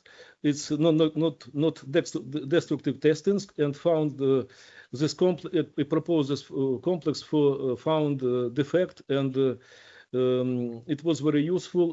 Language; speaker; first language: English; non-native, learner; Ukrainian